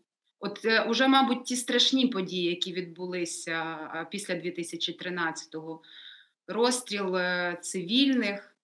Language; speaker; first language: Ukrainian; native; Ukrainian